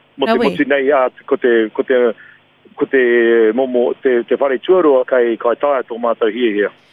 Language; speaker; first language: Māori; non-native, local second language; English